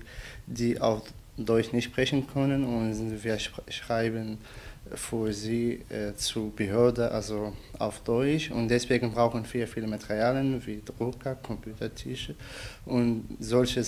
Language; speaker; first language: German; non-native, learner; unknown